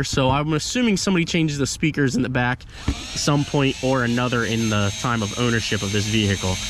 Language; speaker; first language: English; native; English